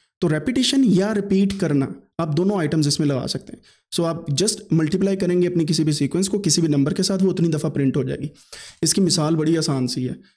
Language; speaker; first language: Urdu; native; Urdu